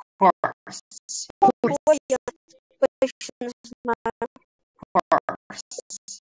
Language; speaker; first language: English; non-native, learner; Russian